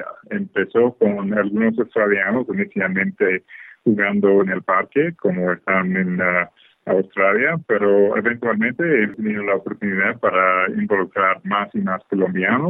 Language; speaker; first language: Spanish; non-native, fluent; English